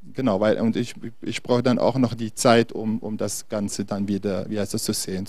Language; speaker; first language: German; non-native, fluent; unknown